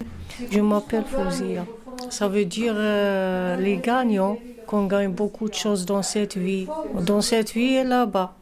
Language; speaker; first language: French; non-native, fluent; Arabic